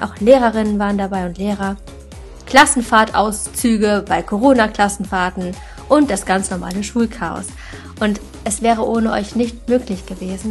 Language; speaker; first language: German; native; German